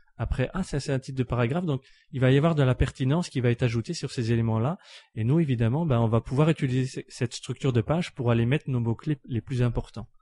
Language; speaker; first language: French; native; French